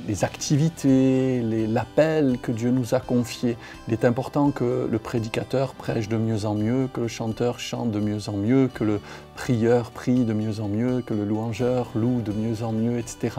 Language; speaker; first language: French; native; French